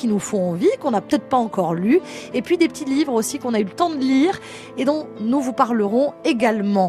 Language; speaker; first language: French; native; French